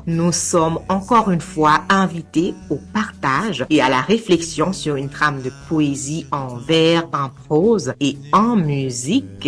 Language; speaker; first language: French; native; French